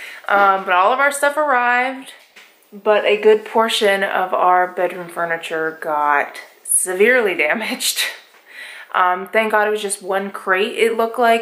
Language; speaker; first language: English; native; English